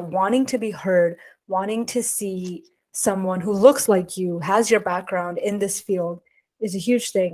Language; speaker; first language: English; native; English